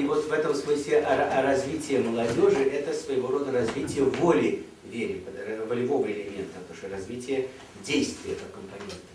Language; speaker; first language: Russian; native; Russian